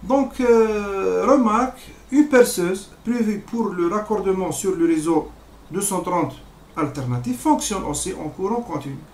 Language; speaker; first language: French; non-native, local second language; Arabic